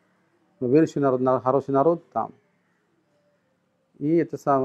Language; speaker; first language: Russian; non-native, learner; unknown